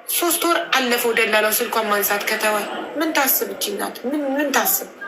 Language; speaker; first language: Amharic; native; Amharic